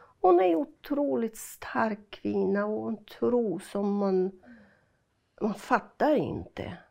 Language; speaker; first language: Swedish; non-native, fluent; Portuguese